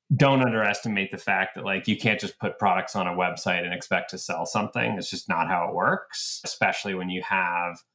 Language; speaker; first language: English; native; English